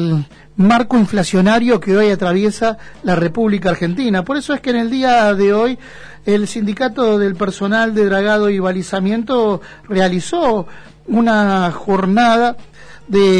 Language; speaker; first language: Spanish; native; Spanish